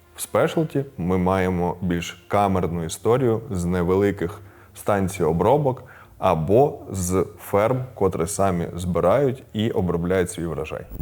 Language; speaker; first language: Ukrainian; non-native, local second language; Russian